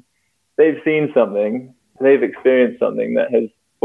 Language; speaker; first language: English; native; English